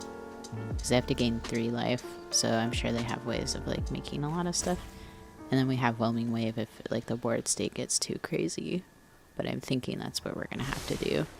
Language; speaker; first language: English; native; English